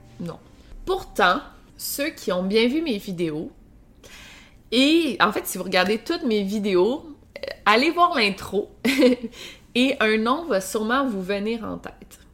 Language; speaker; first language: French; native; French